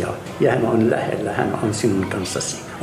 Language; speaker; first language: Finnish; non-native, learner; Arabic